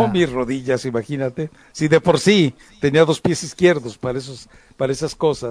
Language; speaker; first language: Spanish; native; Spanish